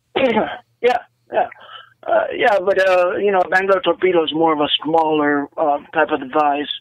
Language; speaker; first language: English; native; English